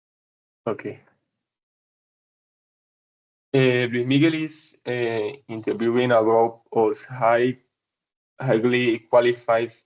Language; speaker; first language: English; non-native, learner; Spanish